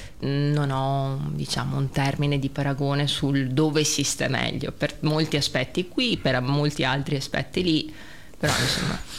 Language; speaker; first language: Italian; early bilingual, other home language; Russian